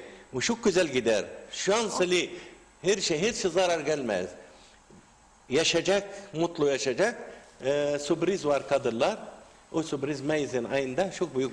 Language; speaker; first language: Turkish; non-native, learner; Arabic